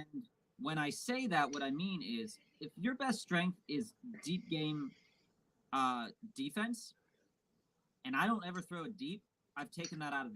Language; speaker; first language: English; native; English